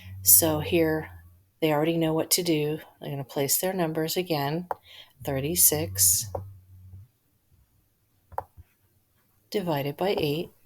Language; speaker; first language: English; native; English